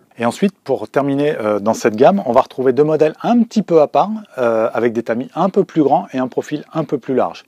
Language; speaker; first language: French; native; French